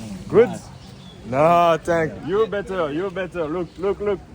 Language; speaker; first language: English; non-native, learner; French